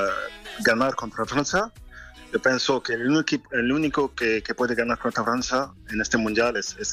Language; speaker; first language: Spanish; non-native, fluent; French